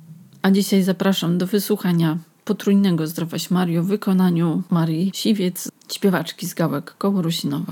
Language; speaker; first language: Polish; native; Polish